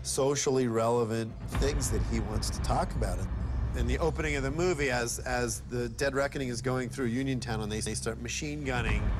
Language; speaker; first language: English; native; English